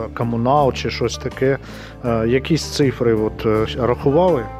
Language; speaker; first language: Ukrainian; non-native, local second language; Russian